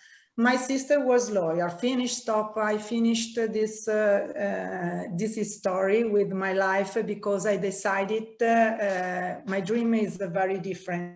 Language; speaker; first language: English; non-native, learner; Italian